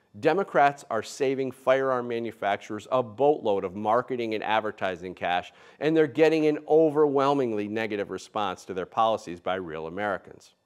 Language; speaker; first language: English; native; English